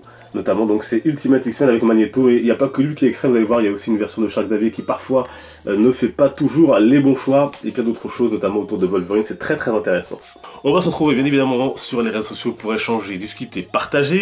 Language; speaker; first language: French; native; French